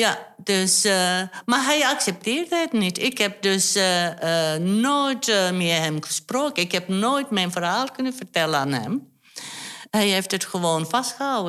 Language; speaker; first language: Dutch; non-native, fluent; Turkish